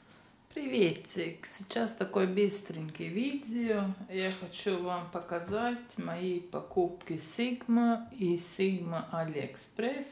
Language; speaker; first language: Russian; non-native, learner; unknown